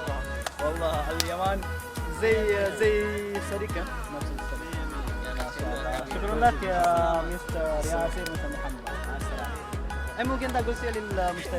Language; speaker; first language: Arabic; non-native, learner; Indonesian